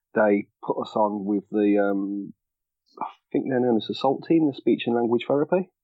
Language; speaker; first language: English; native; English